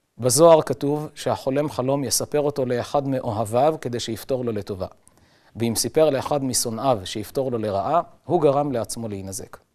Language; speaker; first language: Hebrew; native; Hebrew